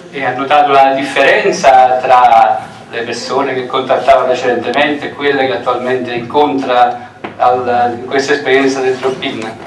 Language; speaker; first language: Italian; native; Italian